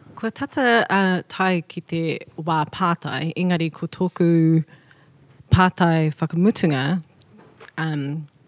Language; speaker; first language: Māori; non-native, local second language; English